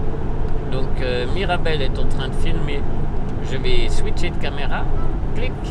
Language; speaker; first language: French; native; French